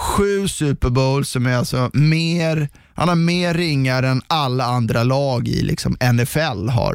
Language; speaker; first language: Swedish; native; Swedish